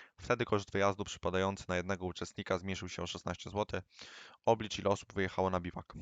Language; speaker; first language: Polish; native; Polish